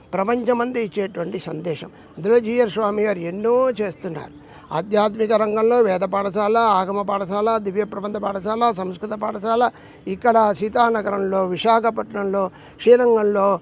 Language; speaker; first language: Telugu; non-native, local second language; Tamil